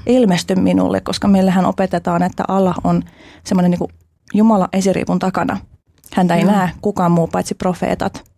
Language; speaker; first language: Finnish; early bilingual, other home language; Albanian